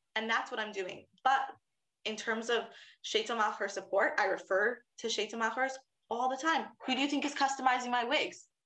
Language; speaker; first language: English; native; English